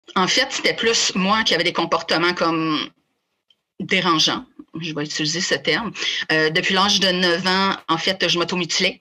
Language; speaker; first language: French; native; French